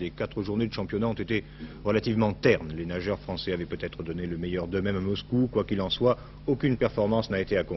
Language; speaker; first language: French; native; French